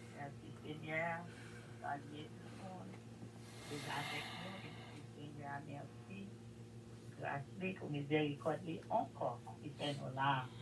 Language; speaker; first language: French; non-native, learner; Haitian Creole